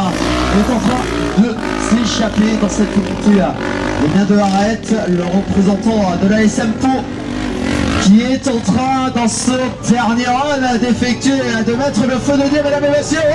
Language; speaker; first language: French; native; French